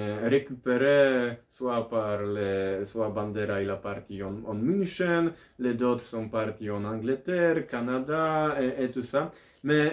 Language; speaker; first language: French; non-native, learner; Polish